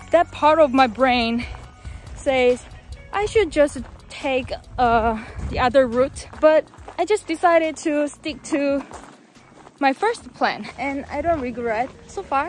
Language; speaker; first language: English; non-native, fluent; Korean